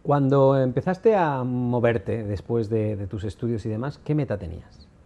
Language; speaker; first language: Spanish; native; Spanish